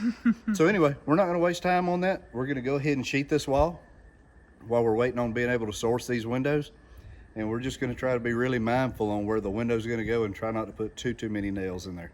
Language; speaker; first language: English; native; English